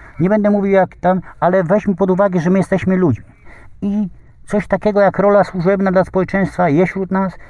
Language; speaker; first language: Polish; native; Polish